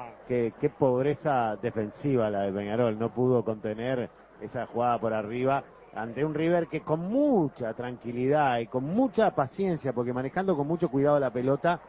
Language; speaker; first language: Spanish; native; Spanish